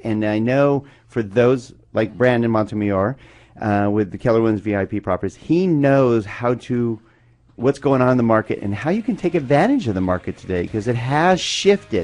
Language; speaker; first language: English; native; English